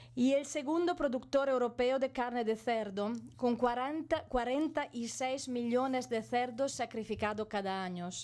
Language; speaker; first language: Spanish; non-native, fluent; Italian